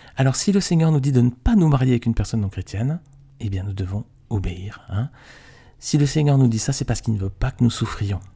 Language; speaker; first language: French; native; French